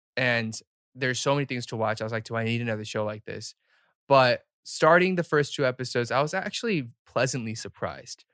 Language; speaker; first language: English; early bilingual, other home language; Korean